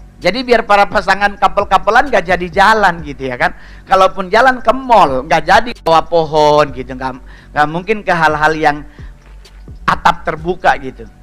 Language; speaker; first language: Indonesian; native; Indonesian